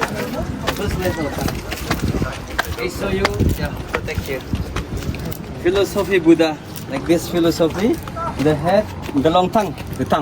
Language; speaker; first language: English; non-native, learner; Indonesian